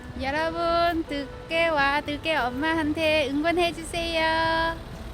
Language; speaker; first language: Korean; non-native, learner; Vietnamese